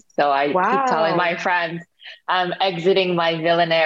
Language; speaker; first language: English; native; English